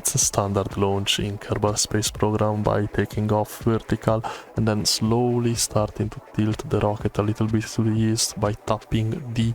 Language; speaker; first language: English; non-native, fluent; Italian